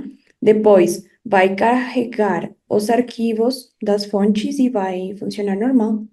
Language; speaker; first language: Portuguese; non-native, fluent; Spanish